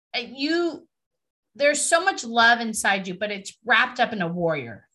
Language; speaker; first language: English; native; English